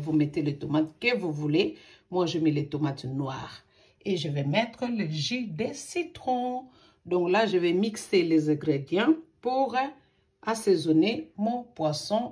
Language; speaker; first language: French; non-native, local second language; Lingala